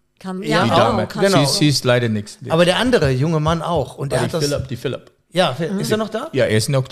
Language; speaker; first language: German; non-native, learner; English